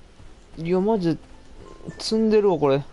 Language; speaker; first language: Japanese; native; Japanese